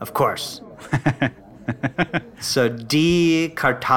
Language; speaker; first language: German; non-native, learner; English